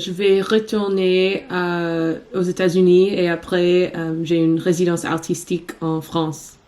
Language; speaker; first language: French; non-native, learner; English